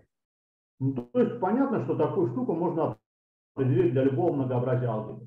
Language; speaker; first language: Russian; native; Russian